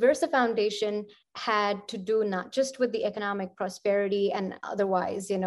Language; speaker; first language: English; non-native, local second language; Punjabi